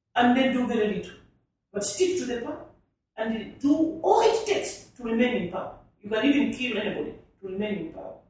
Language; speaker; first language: English; non-native, local second language; Nyanja